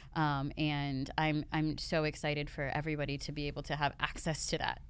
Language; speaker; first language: English; native; English